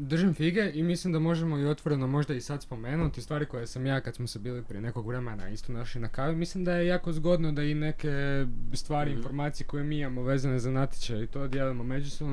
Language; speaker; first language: Croatian; native; Croatian